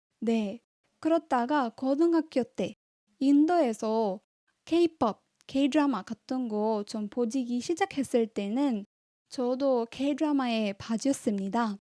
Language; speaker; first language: Korean; non-native, fluent; Tamil